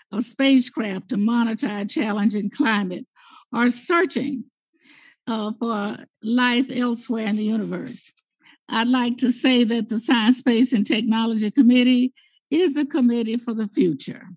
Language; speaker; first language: English; native; English